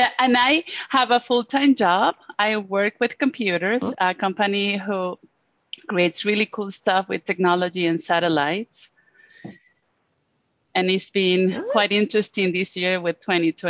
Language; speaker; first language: English; non-native, fluent; Spanish